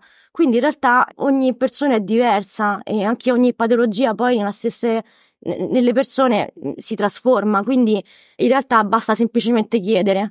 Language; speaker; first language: Italian; native; Italian